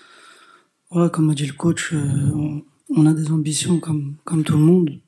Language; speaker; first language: French; early bilingual, other home language; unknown